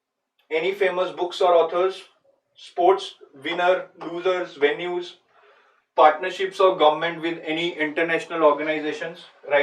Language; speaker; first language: English; non-native, local second language; Hindi